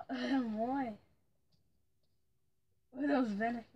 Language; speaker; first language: Dutch; early bilingual, other home language; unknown